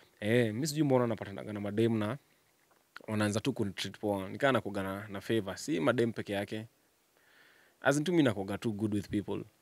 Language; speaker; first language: Swahili; native; Swahili